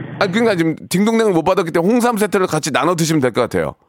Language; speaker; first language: Korean; native; Korean